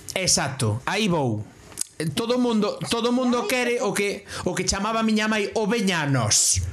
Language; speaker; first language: Galician; non-native, local second language; Spanish